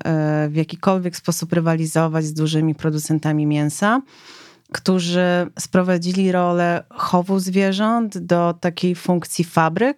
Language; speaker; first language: Polish; native; Polish